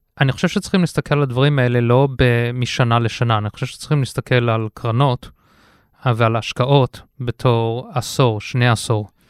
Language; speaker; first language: Hebrew; early bilingual, heritage; Hebrew